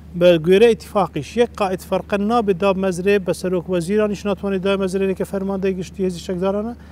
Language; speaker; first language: Central Kurdish; non-native, local second language; Kurdish